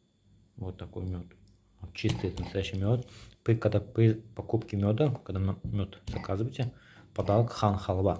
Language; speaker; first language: Russian; non-native, learner; Azerbaijani